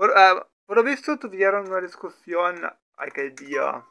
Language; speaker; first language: Spanish; non-native, learner; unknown